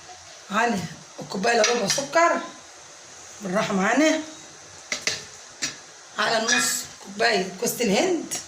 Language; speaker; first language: Arabic; native; Arabic